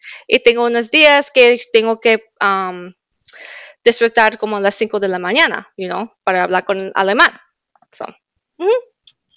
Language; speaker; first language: Spanish; early bilingual, heritage; Spanish